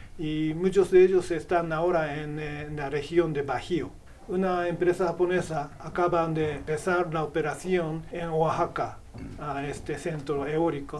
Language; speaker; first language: Spanish; non-native, fluent; Japanese